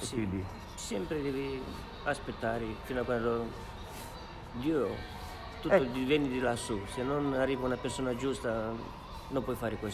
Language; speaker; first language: Italian; non-native, fluent; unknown